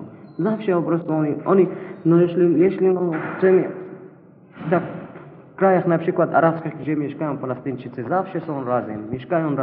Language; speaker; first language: Polish; non-native, learner; Arabic